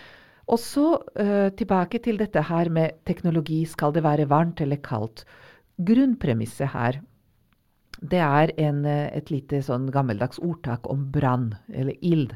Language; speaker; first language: Norwegian; non-native, fluent; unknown